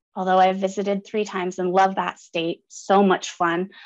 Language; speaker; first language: English; native; English